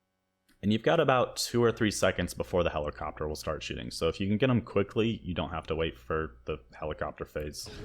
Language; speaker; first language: English; native; English